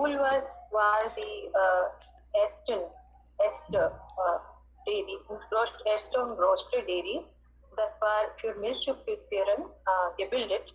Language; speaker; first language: German; non-native, learner; Hindi